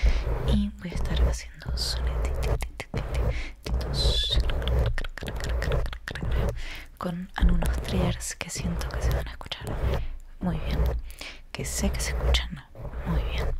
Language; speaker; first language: Spanish; native; Spanish